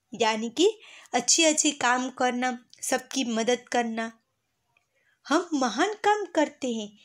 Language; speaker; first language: Hindi; non-native, local second language; Gujarati